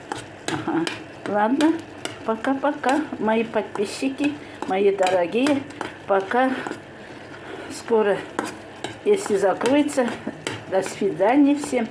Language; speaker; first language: Russian; non-native, local second language; Tatar